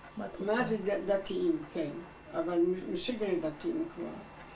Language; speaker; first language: Hebrew; non-native, fluent; German